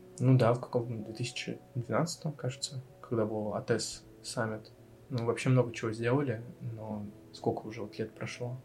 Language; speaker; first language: Russian; native; Russian